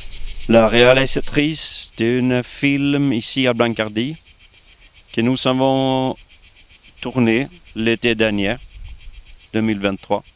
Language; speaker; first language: French; non-native, fluent; Swedish